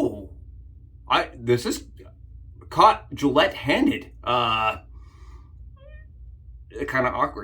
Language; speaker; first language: English; native; English